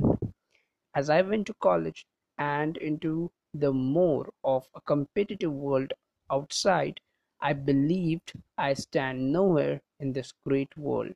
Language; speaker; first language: English; non-native, local second language; Hindi